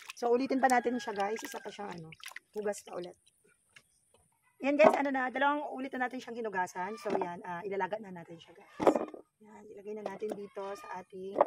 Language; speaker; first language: Filipino; native; Filipino